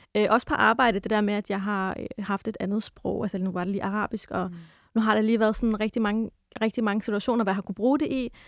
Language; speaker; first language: Danish; early bilingual, other home language; Arabic